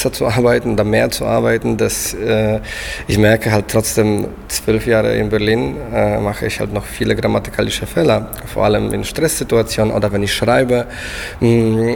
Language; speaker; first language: German; non-native, fluent; Polish